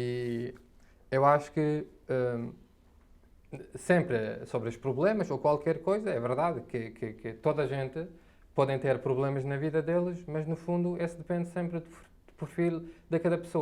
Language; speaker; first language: Portuguese; non-native, fluent; Arabic